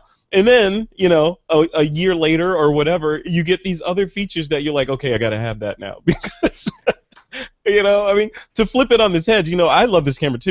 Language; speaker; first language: English; native; English